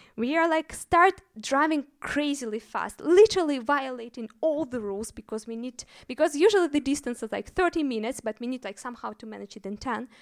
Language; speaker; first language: English; non-native, fluent; Russian